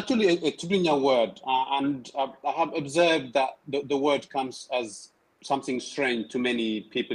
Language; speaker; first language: English; non-native, fluent; Tigrinya